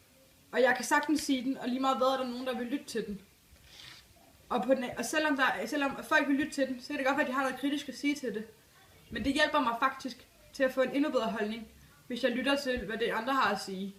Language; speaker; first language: Danish; native; Danish